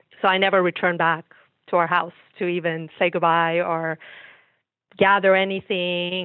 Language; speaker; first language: English; early bilingual, other home language; Persian